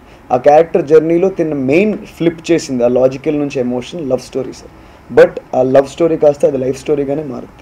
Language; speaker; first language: Telugu; native; Telugu